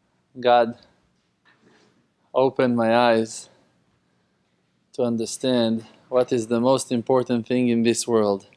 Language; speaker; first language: English; non-native, fluent; Hebrew